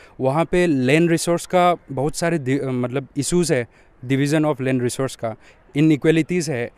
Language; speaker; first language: Hindi; non-native, local second language; Manipuri